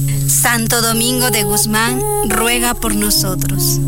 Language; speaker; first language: Spanish; native; Spanish